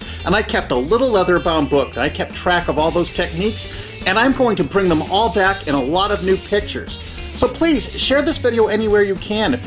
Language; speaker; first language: English; native; English